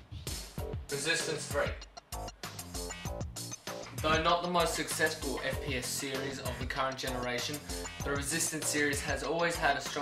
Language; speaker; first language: English; native; English